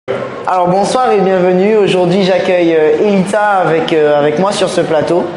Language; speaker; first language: French; native; French